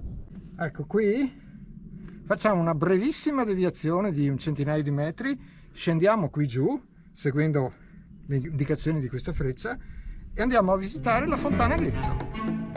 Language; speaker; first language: Italian; native; Italian